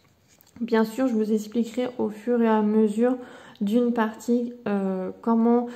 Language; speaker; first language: French; native; French